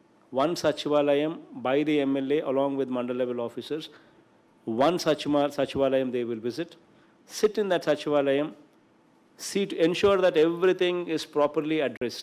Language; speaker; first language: English; non-native, local second language; Telugu